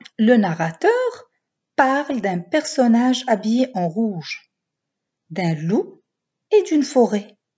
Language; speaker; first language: French; non-native, local second language; Arabic